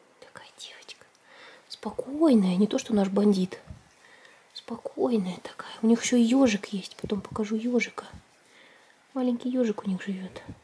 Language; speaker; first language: Russian; native; Russian